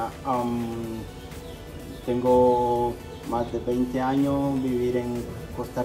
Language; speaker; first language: Spanish; non-native, local second language; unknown